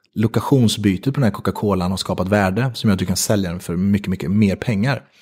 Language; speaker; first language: Swedish; native; Swedish